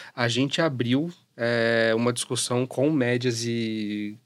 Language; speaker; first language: Portuguese; native; Portuguese